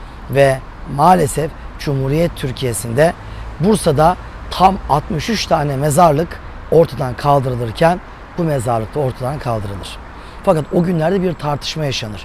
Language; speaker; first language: Turkish; native; Turkish